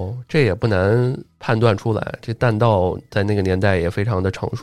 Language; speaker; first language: Chinese; native; Chinese